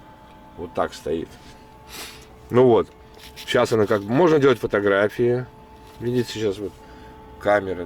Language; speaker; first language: Russian; native; Russian